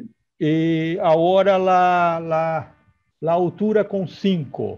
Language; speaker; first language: Spanish; non-native, learner; Portuguese